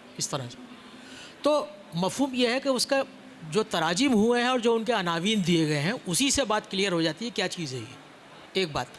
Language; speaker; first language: Urdu; native; Urdu